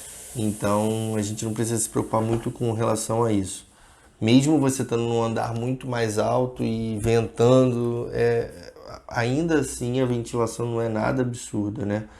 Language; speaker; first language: Portuguese; native; Portuguese